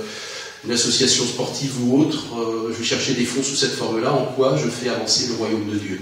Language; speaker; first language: French; native; French